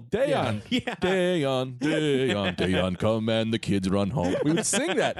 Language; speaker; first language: English; native; English